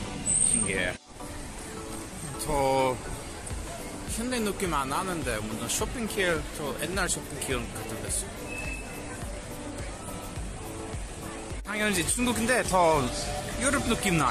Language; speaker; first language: Korean; non-native, fluent; English